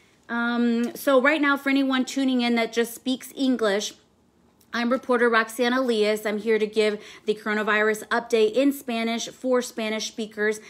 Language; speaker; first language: English; early bilingual, other home language; Spanish